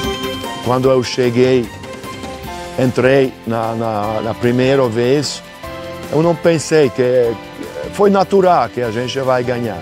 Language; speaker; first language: Portuguese; non-native, learner; Hungarian